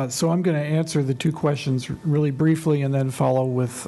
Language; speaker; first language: English; native; English